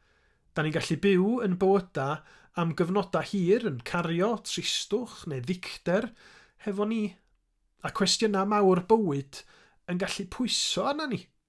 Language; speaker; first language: Welsh; native; Welsh